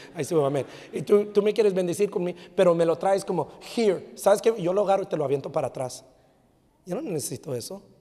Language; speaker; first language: Spanish; early bilingual, heritage; Spanish